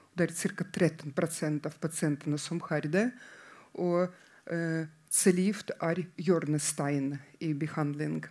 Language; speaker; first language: Norwegian; non-native, fluent; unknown